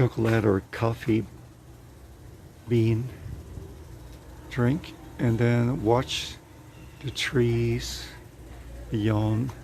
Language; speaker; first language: English; non-native, fluent; Spanish